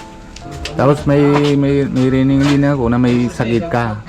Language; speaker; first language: Filipino; non-native, learner; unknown